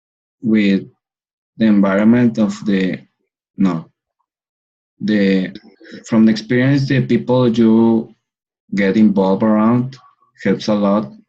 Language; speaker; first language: English; non-native, learner; Spanish